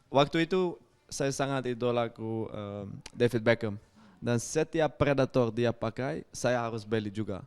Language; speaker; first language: Indonesian; non-native, fluent; Dutch